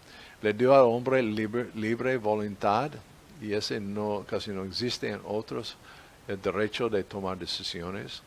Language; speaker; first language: Spanish; non-native, fluent; English